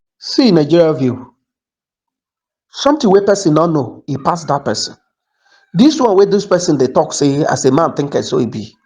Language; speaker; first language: Nigerian Pidgin; native; Nigerian Pidgin